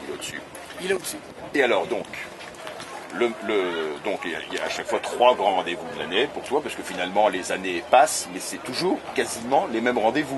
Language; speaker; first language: French; native; French